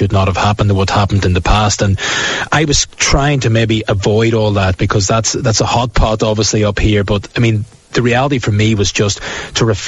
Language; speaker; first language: English; native; English